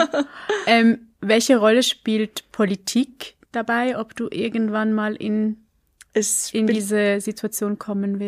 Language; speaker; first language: German; native; German